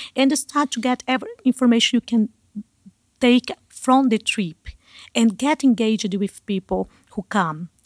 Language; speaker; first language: English; non-native, learner; Portuguese